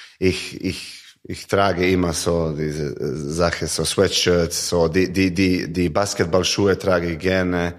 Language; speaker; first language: German; non-native, learner; Serbian